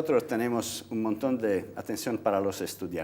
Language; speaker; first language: Spanish; non-native, fluent; Italian